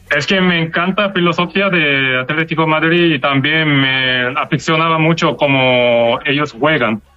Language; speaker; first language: Spanish; non-native, fluent; Korean